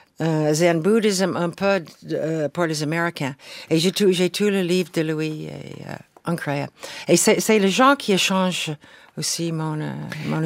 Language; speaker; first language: French; non-native, fluent; English